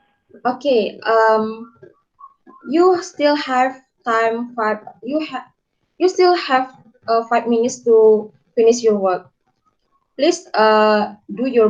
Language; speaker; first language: English; non-native, learner; Indonesian